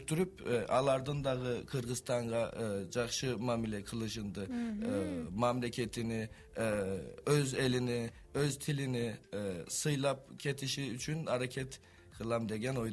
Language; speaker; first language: Kyrgyz; non-native, learner; Turkish